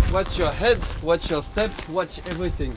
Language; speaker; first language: English; non-native, fluent; French